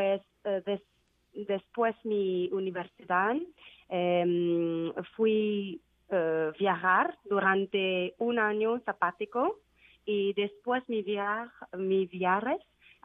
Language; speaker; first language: Spanish; non-native, learner; Vietnamese